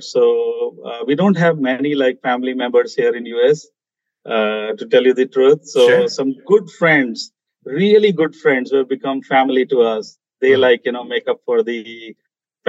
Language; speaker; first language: English; non-native, local second language; Hindi